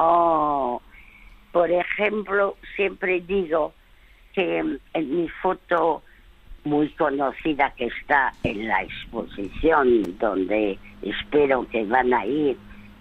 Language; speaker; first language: Spanish; early bilingual, other home language; French